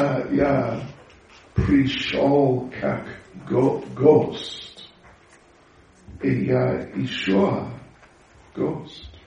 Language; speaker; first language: Russian; non-native, learner; English